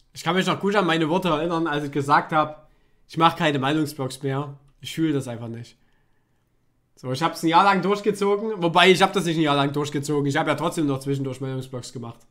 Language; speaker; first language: German; native; German